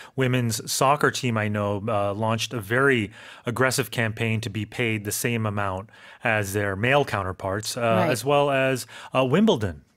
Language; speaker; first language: English; native; English